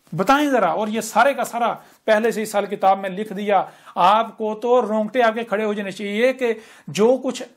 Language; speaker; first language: Urdu; native; Urdu